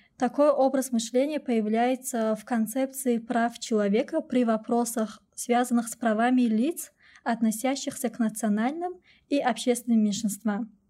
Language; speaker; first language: Russian; non-native, local second language; Tajik